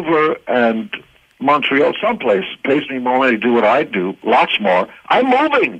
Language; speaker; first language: English; non-native, fluent; Hebrew